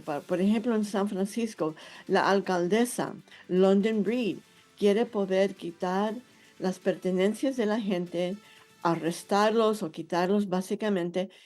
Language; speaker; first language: Spanish; non-native, fluent; English